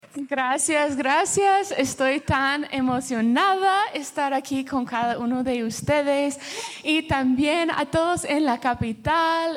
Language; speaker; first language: Spanish; early bilingual, heritage; Spanish